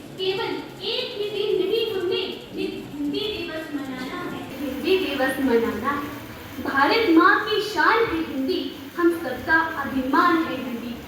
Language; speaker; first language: Hindi; native; Hindi